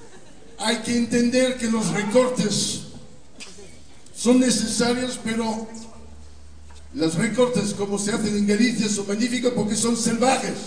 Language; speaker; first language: Spanish; non-native, fluent; Italian